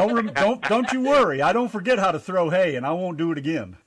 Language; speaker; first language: English; native; English